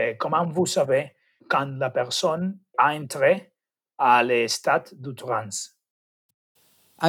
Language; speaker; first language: French; non-native, learner; Spanish